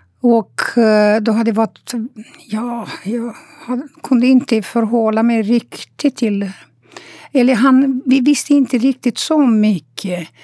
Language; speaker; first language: Swedish; non-native, fluent; Romanian